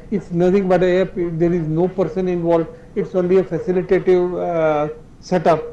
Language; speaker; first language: English; non-native, local second language; Gujarati